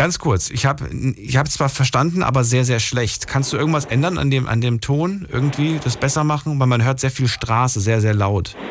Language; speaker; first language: German; native; German